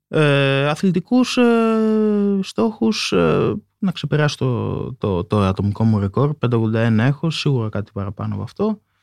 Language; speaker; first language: Greek; native; Greek